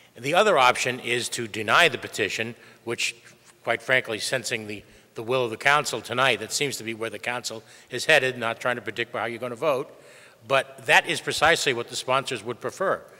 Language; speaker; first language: English; native; English